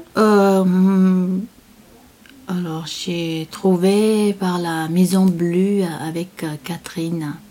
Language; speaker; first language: French; non-native, learner; Chechen